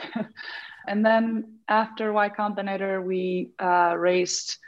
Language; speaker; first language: English; non-native, fluent; Icelandic